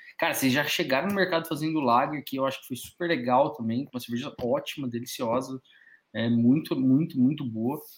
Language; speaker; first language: Portuguese; native; Portuguese